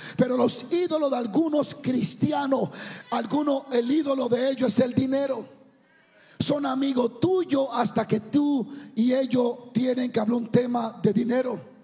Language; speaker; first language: Spanish; native; Spanish